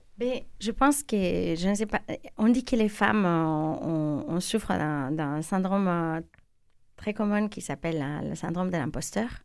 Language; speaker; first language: French; non-native, fluent; Spanish